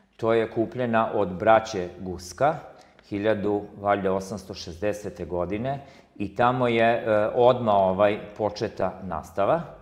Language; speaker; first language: Croatian; non-native, local second language; Slovak